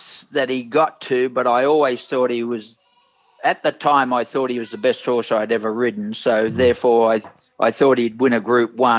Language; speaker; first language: English; native; English